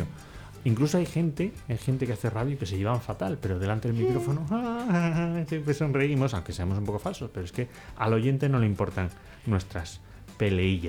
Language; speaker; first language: Spanish; native; Spanish